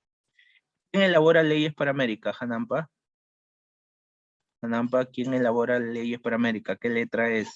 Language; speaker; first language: Spanish; native; Spanish